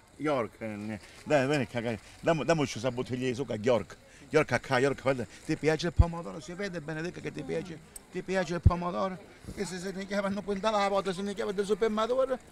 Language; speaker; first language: Italian; native; Italian